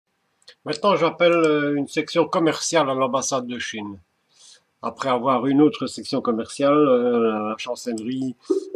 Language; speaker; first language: French; native; French